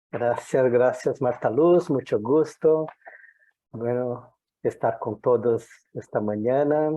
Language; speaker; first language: Spanish; non-native, fluent; Portuguese